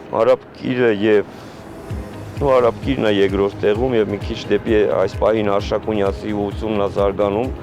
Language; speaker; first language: Armenian; native; Armenian